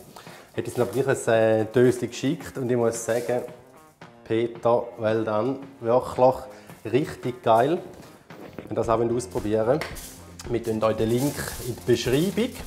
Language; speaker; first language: German; native; German